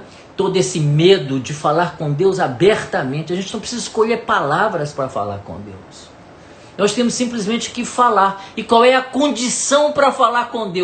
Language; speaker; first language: Portuguese; native; Portuguese